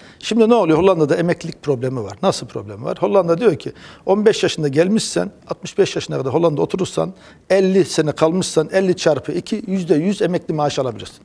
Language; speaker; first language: Turkish; early bilingual, heritage; Turkish